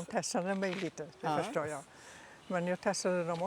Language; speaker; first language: Swedish; non-native, fluent; German